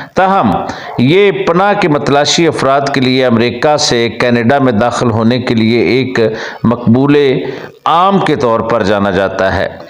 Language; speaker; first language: Urdu; native; Urdu